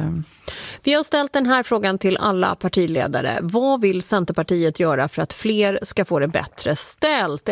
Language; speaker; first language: Swedish; native; Swedish